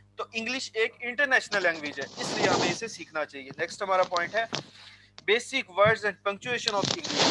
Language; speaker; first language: Urdu; non-native, local second language; Punjabi